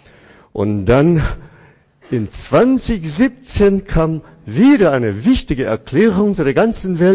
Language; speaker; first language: German; non-native, fluent; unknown